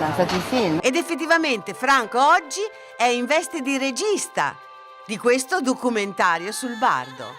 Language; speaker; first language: Italian; native; Italian